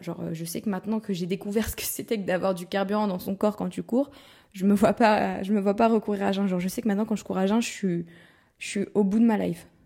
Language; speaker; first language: French; native; French